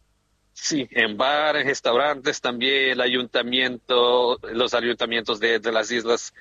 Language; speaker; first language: Spanish; non-native, fluent; Portuguese